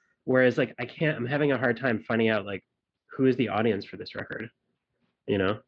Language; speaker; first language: English; native; English